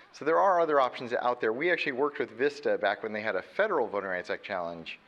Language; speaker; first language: English; native; English